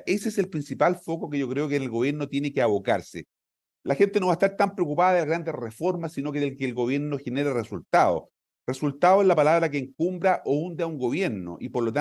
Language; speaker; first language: Spanish; native; Spanish